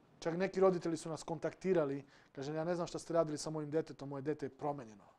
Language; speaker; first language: Serbian; non-native, local second language; Slovak